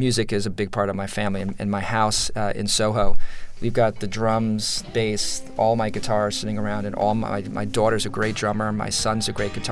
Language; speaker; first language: English; native; English